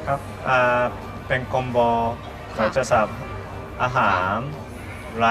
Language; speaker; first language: Thai; non-native, learner; Japanese